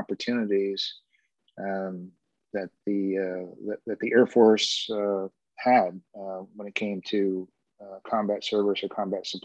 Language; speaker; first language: English; native; English